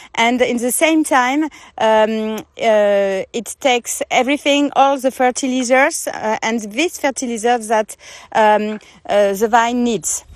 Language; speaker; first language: English; non-native, learner; French